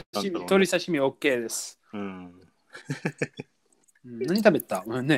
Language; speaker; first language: Japanese; non-native, learner; English